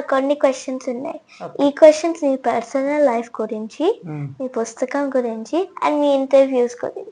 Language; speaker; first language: Telugu; early bilingual, heritage; Telugu